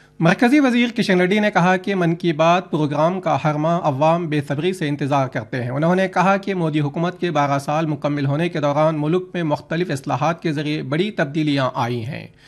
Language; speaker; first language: Urdu; native; Urdu